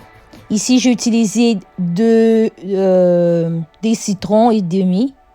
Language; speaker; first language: French; non-native, fluent; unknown